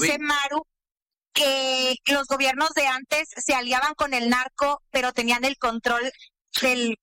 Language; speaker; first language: Spanish; native; Spanish